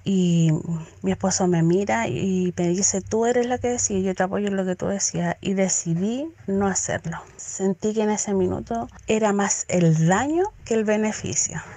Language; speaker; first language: Spanish; native; Spanish